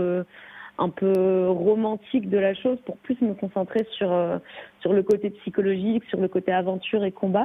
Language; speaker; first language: French; native; French